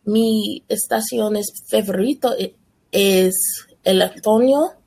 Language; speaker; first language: Spanish; non-native, learner; English